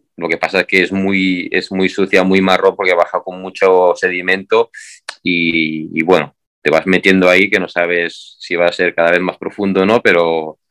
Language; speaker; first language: Spanish; native; Spanish